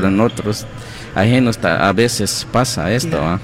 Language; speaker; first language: Spanish; non-native, local second language; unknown